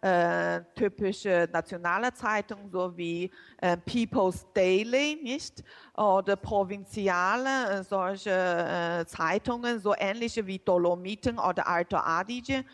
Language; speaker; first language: German; non-native, learner; Chinese